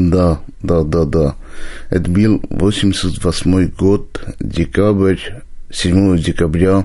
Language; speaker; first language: Russian; non-native, local second language; Armenian